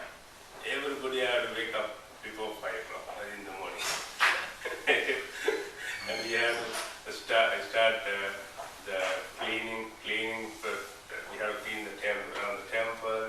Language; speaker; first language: English; non-native, learner; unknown